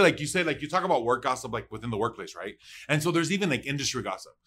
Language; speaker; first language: English; early bilingual, other home language; Spanish